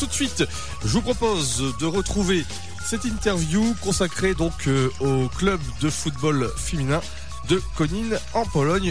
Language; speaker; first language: French; native; French